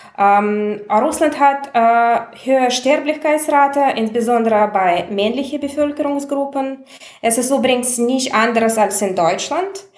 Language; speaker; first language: German; non-native, fluent; Russian